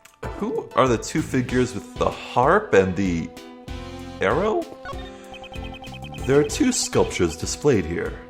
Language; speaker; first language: English; native; English